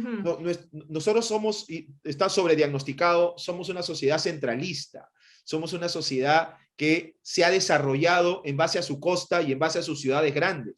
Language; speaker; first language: Spanish; native; Spanish